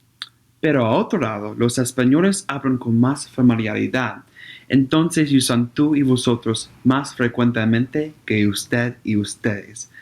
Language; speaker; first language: Spanish; non-native, learner; English